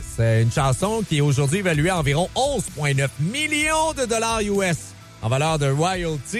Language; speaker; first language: French; native; French